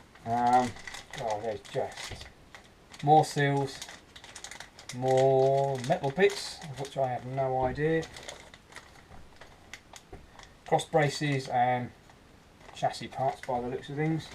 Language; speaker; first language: English; native; English